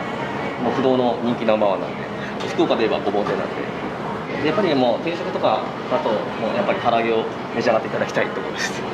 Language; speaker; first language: Japanese; native; Japanese